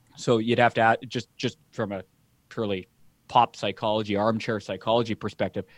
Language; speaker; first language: English; native; English